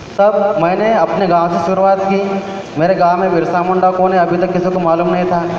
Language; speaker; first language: Hindi; non-native, local second language; Marathi